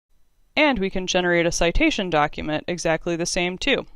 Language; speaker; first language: English; native; English